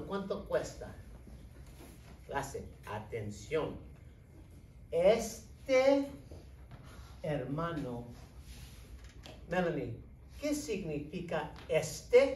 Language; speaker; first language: Spanish; non-native, fluent; English